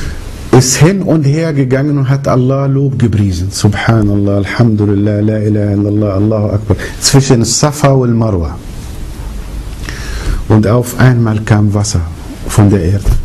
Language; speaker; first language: German; early bilingual, other home language; Arabic